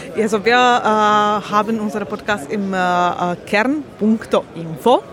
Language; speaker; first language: German; non-native, learner; Slovak